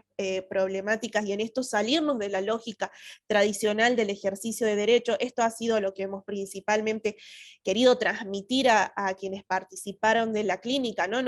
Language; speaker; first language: Spanish; native; Spanish